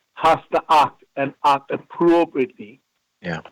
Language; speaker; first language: English; native; English